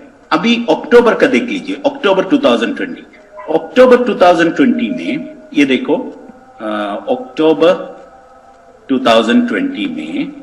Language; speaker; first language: Hindi; non-native, fluent; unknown